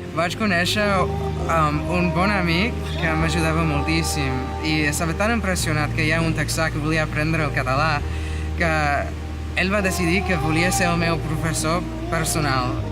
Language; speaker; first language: Catalan; non-native, fluent; English